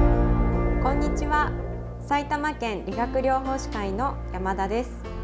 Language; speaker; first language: Japanese; native; Japanese